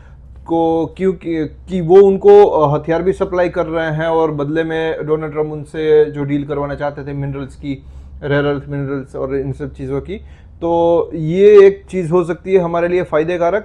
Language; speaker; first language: Hindi; non-native, local second language; Gujarati